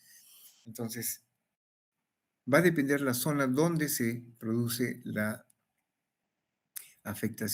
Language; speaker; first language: Spanish; native; Spanish